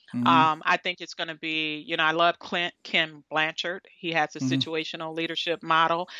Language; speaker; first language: English; native; English